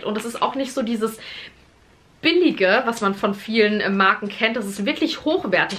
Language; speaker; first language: German; native; German